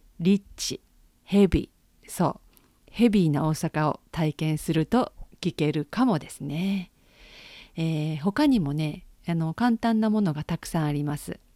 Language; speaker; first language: Japanese; native; Japanese